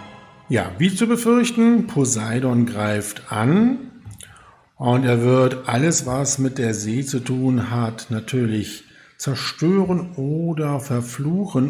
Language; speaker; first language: German; native; German